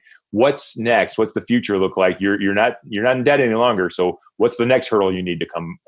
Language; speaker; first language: English; native; English